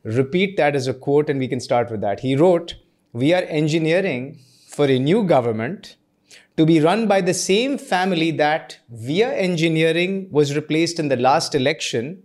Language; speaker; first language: English; non-native, local second language; Urdu